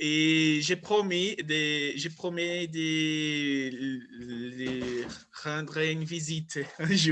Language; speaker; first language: French; non-native, fluent; Portuguese